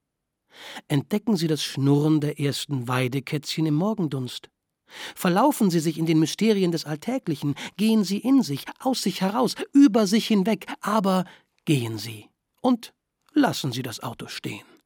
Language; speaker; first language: German; native; German